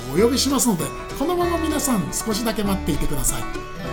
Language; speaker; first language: Japanese; native; Japanese